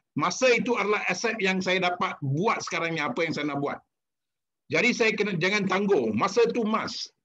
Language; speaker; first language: Malay; non-native, local second language; Tamil